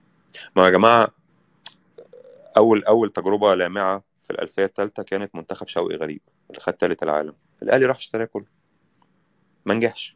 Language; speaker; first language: Arabic; native; Arabic